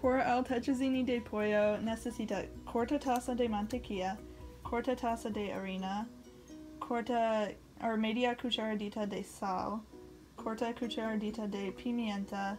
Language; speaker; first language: Spanish; non-native, learner; English